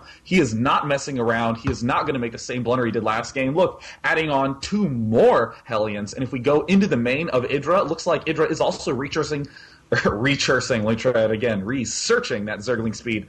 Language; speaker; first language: English; native; English